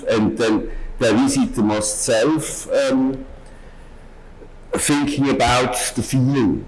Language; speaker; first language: English; non-native, learner; German